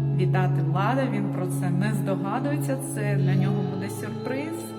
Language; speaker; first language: Ukrainian; native; Ukrainian